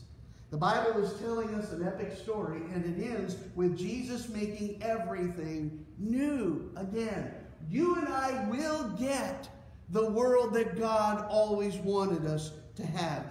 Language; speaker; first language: English; native; English